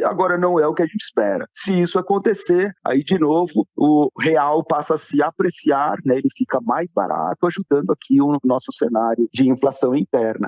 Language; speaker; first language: Portuguese; native; Portuguese